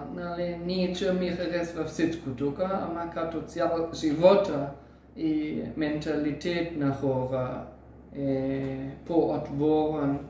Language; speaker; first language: Bulgarian; non-native, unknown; German